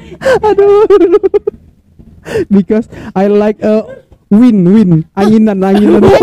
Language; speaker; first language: English; non-native, learner; Indonesian